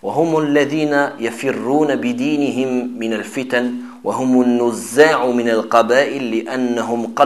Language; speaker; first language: Arabic; non-native, fluent; French